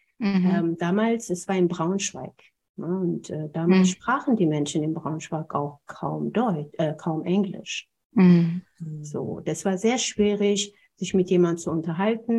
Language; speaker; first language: German; non-native, fluent; Amharic